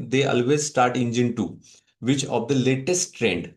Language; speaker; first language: Hindi; non-native, local second language; Marathi